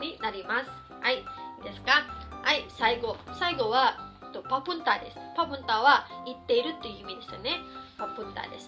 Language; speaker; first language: Japanese; non-native, fluent; Filipino